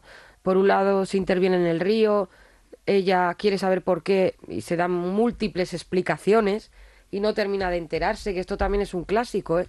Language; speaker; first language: Spanish; native; Spanish